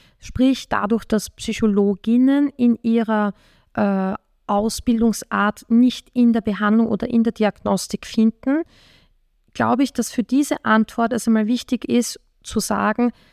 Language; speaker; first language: German; native; German